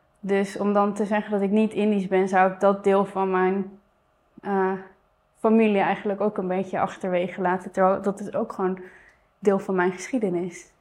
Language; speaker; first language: Dutch; native; Dutch